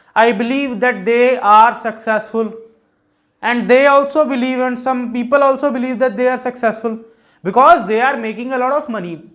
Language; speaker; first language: English; non-native, local second language; Punjabi